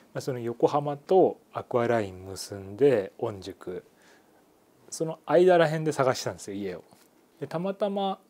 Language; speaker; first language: Japanese; native; Japanese